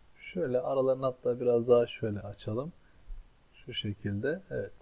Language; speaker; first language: Turkish; native; Turkish